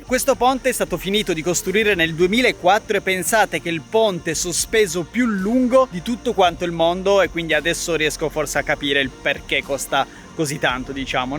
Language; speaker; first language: Italian; native; Italian